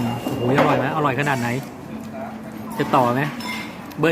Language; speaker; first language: Thai; native; Thai